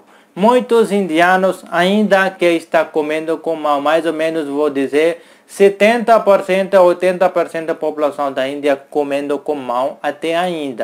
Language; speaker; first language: Portuguese; non-native, learner; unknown